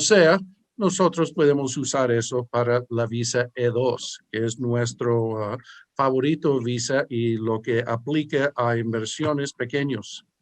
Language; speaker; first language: Spanish; early bilingual, heritage; English